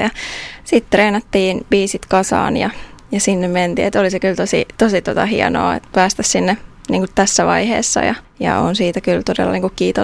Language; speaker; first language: Finnish; native; Finnish